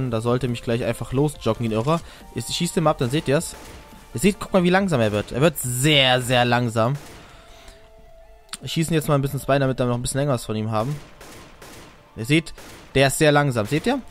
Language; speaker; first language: German; native; German